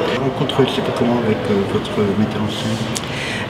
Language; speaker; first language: French; native; French